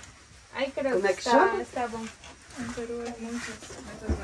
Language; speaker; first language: Portuguese; non-native, learner; Spanish